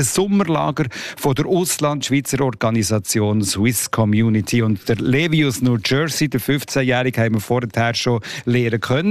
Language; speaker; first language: German; native; German